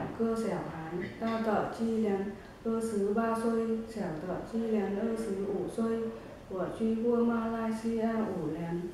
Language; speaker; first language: Chinese; non-native, learner; Vietnamese